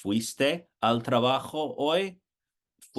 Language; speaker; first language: Spanish; non-native, fluent; English